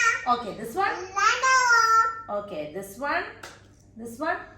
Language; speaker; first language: English; non-native, local second language; Malayalam